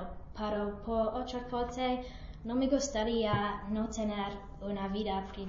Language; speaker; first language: Spanish; non-native, learner; English